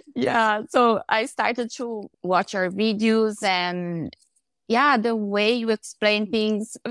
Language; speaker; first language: English; non-native, fluent; Portuguese